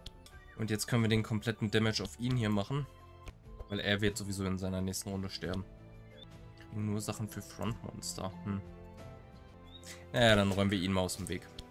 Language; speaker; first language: German; native; German